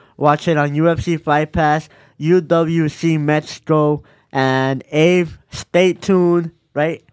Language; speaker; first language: English; early bilingual, other home language; Spanish